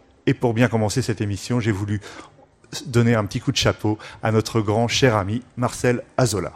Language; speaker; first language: French; native; French